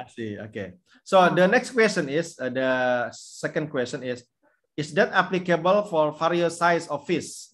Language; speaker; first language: English; non-native, fluent; Indonesian